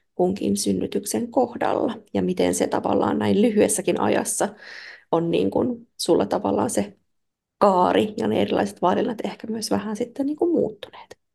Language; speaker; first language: Finnish; native; Finnish